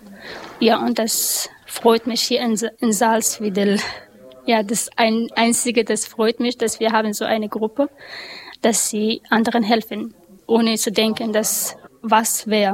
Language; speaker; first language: German; non-native, learner; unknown